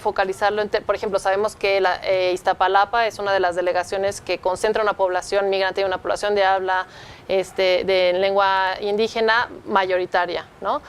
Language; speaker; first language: Spanish; native; Spanish